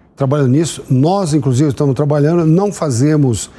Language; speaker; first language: Portuguese; native; Portuguese